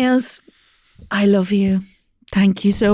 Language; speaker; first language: English; native; English